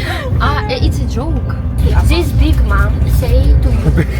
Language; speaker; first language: English; non-native, learner; Russian